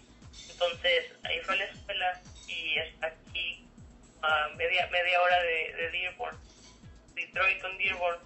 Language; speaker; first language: Spanish; early bilingual, heritage; Spanish